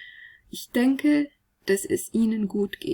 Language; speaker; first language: German; non-native, fluent; French